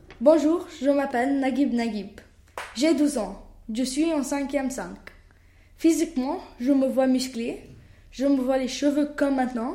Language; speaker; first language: French; non-native, local second language; Arabic